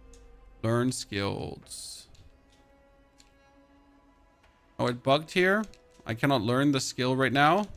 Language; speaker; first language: English; non-native, fluent; German